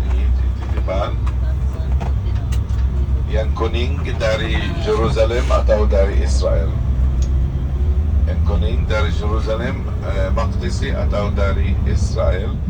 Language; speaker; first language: Indonesian; non-native, fluent; Arabic